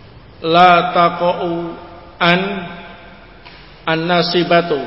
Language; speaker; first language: Arabic; non-native, learner; Indonesian